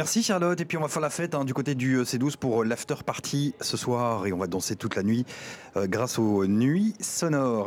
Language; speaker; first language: French; native; French